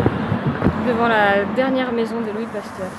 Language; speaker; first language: French; native; French